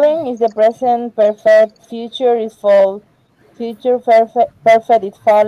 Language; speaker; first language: English; non-native, learner; Spanish